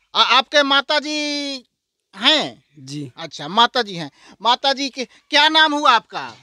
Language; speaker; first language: Hindi; native; Hindi